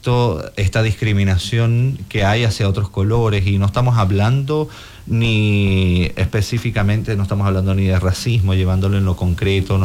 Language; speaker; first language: Spanish; native; Spanish